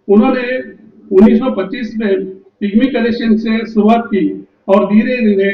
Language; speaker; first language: Hindi; non-native, local second language; Marathi